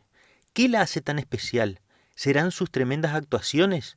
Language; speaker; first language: Spanish; native; Spanish